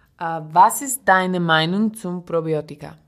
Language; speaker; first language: German; non-native, learner; English